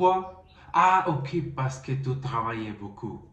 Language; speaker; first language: French; non-native, learner; Spanish